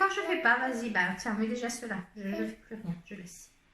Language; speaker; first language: French; native; French